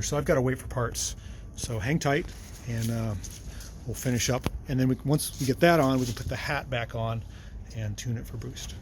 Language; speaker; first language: English; native; English